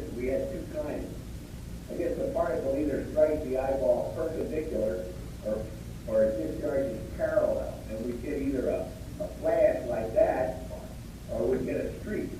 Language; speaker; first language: English; native; English